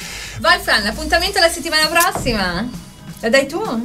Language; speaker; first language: Italian; native; Italian